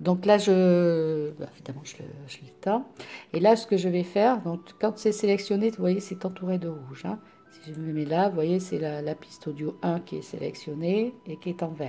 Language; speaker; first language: French; native; French